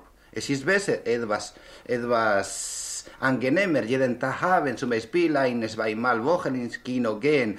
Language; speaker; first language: German; non-native, learner; Spanish